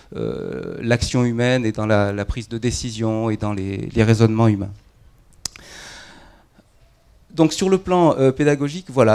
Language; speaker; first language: French; native; French